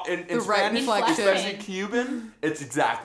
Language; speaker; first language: English; early bilingual, other home language; Spanish